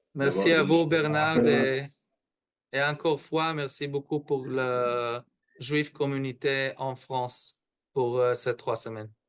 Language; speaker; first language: French; non-native, learner; Hebrew